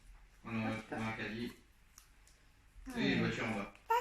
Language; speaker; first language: French; native; French